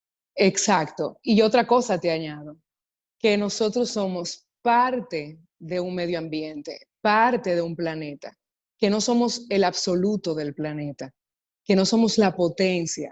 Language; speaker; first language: Spanish; native; Spanish